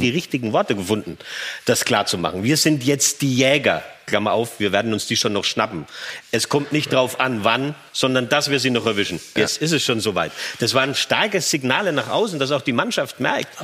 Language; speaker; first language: German; native; German